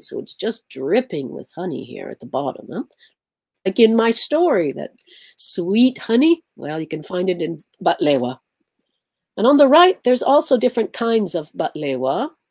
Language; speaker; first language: English; early bilingual, other home language; Arabic